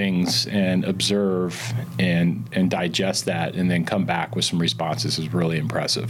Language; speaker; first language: English; native; English